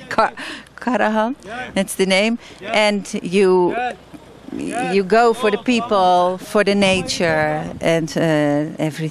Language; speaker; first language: English; non-native, learner; Dutch